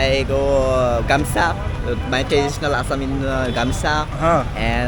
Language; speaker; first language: English; non-native, local second language; Assamese